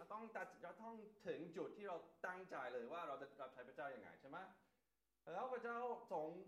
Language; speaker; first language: Thai; non-native, fluent; English